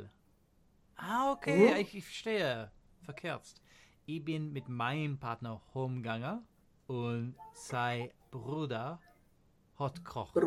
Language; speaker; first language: German; non-native, fluent; English